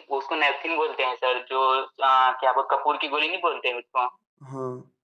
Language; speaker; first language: Hindi; native; Hindi